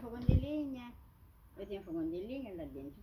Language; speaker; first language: Portuguese; native; Portuguese